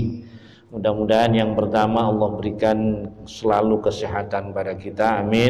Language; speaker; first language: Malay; non-native, local second language; Javanese